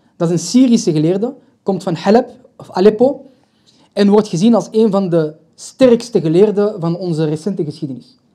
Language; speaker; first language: Dutch; early bilingual, other home language; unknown